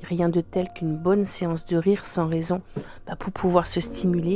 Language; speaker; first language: French; native; French